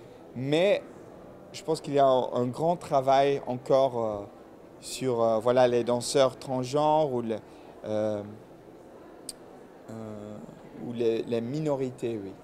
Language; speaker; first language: French; non-native, local second language; Dutch